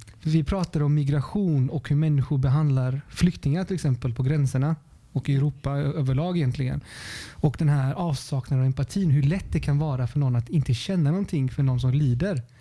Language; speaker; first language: Swedish; early bilingual, other home language; Spanish